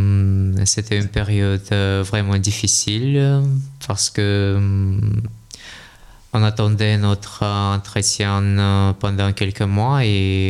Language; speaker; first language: French; non-native, learner; Russian